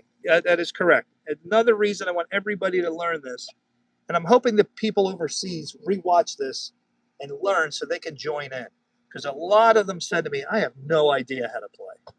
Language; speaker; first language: English; native; English